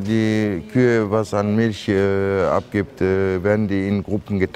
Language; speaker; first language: German; non-native, fluent; Turkish